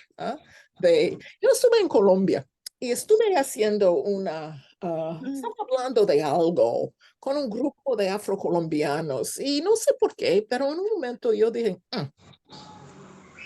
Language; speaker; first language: Spanish; non-native, fluent; English